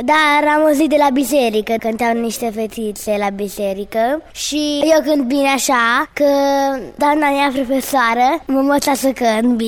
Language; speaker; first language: Romanian; early bilingual, heritage; Romanian